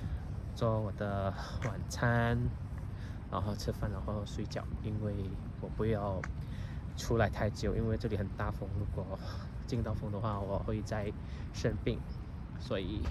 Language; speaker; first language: Chinese; early bilingual, heritage; Chinese